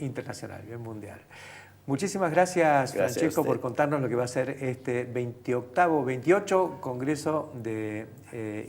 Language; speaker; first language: Spanish; native; Spanish